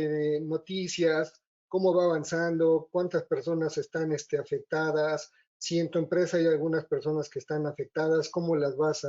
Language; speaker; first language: Spanish; native; Spanish